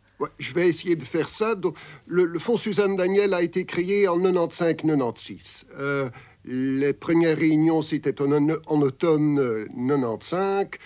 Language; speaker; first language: French; non-native, local second language; Dutch